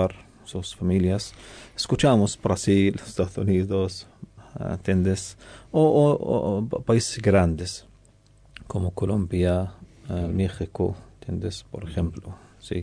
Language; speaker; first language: Spanish; non-native, learner; Arabic